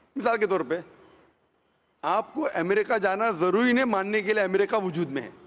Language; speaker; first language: Hindi; non-native, local second language; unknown